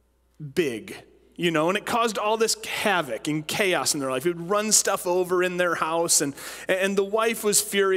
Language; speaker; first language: English; native; English